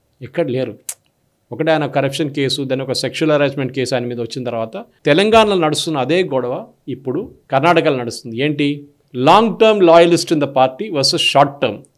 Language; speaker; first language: Telugu; non-native, local second language; Malayalam